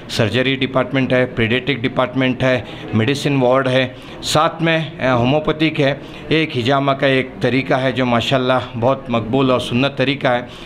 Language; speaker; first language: Hindi; non-native, local second language; Urdu